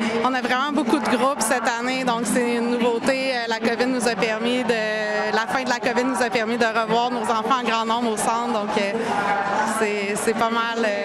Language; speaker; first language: French; native; French